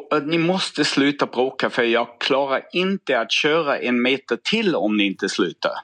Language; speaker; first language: Swedish; non-native, fluent; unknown